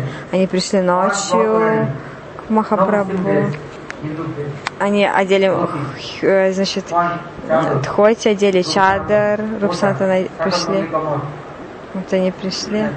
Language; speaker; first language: Russian; non-native, learner; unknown